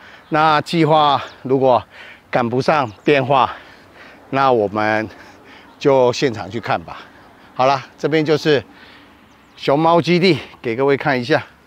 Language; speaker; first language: Chinese; native; Chinese